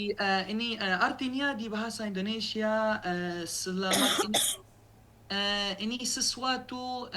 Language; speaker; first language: Indonesian; non-native, learner; Arabic